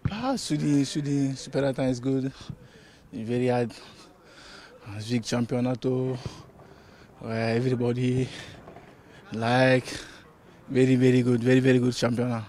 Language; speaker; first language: English; non-native, learner; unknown